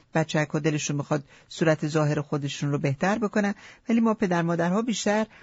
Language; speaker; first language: Persian; native; Persian